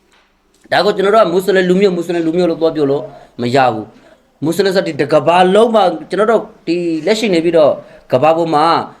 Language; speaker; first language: Burmese; non-native, local second language; Rohingya